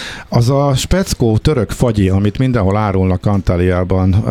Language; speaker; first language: Hungarian; native; Hungarian